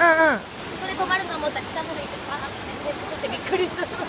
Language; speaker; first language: Japanese; native; Japanese